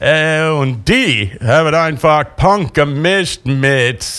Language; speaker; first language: German; non-native, fluent; English